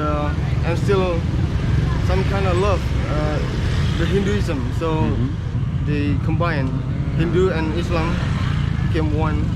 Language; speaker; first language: English; non-native, fluent; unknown